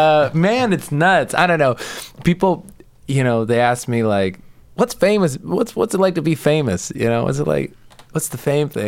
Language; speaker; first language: English; native; English